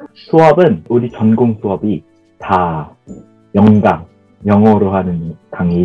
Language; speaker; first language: Korean; non-native, fluent; Vietnamese